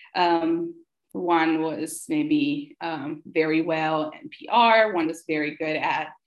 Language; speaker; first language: English; non-native, fluent; Italian